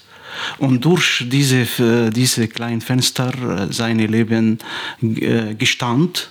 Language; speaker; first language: German; non-native, fluent; Arabic